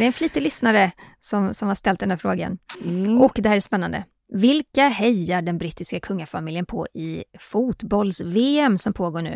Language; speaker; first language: Swedish; native; Swedish